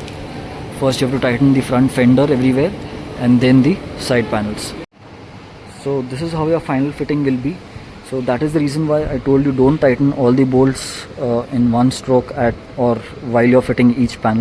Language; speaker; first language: English; non-native, local second language; Hindi